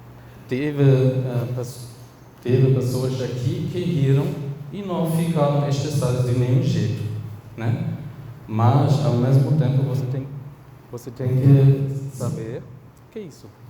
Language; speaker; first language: Portuguese; non-native, fluent; German